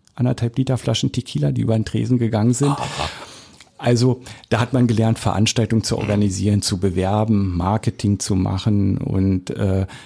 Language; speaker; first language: German; native; German